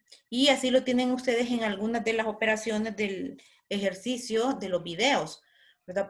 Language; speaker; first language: Spanish; native; Spanish